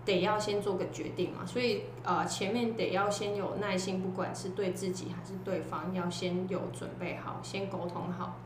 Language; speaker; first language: Chinese; non-native, local second language; Cantonese